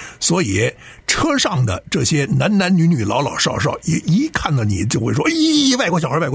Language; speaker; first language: Chinese; native; Chinese